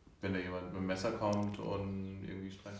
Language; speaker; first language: German; native; German